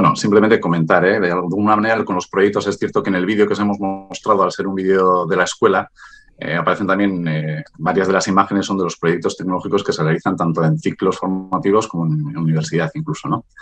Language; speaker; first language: Spanish; non-native, local second language; Basque